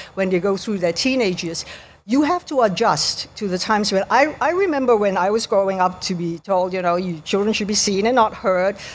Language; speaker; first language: English; native; English